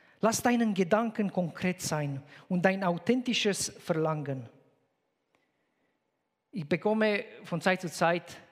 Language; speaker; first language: German; non-native, fluent; Romanian